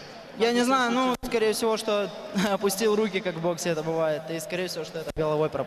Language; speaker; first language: Russian; native; Russian